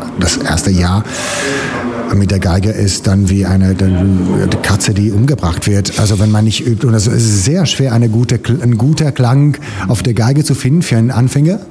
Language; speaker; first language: German; non-native, fluent; Italian